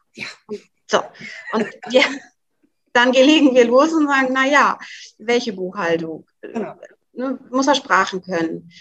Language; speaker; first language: German; native; German